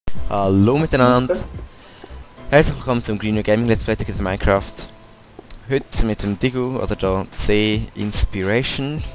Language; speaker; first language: German; native; German